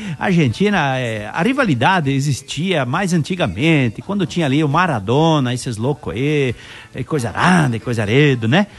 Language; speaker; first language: Portuguese; native; Portuguese